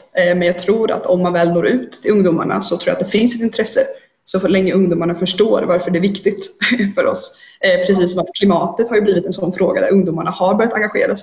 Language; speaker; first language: Swedish; native; Swedish